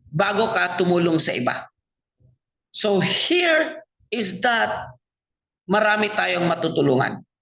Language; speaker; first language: Filipino; non-native, local second language; Cebuano